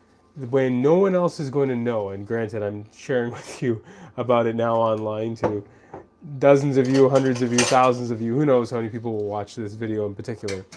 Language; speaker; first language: English; native; English